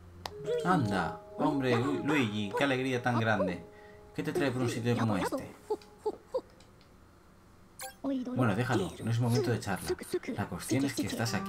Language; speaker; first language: Spanish; native; Spanish